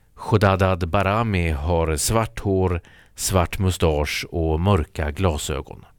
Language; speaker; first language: Swedish; native; Swedish